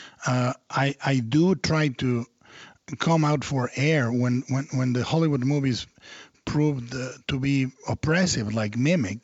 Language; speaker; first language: English; non-native, fluent; Spanish